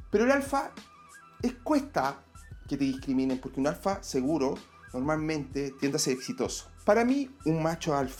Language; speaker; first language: Spanish; native; Spanish